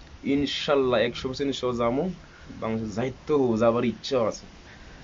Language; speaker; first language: Bangla; non-native, fluent; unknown